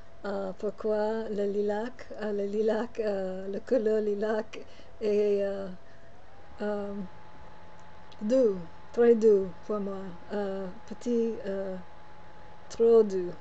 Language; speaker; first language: French; non-native, learner; English